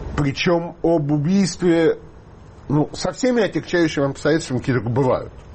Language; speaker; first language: Russian; native; Russian